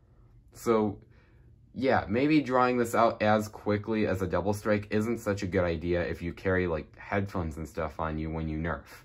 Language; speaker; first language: English; native; English